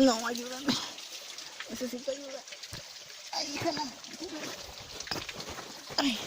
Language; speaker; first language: Spanish; native; Spanish